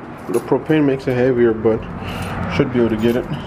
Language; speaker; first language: English; early bilingual, other home language; Spanish